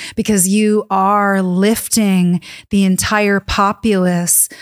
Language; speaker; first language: English; native; English